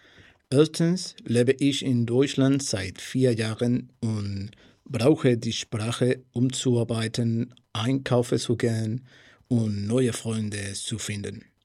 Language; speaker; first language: German; non-native, fluent; Spanish